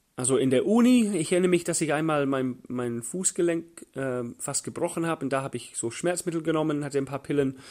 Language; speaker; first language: German; non-native, fluent; English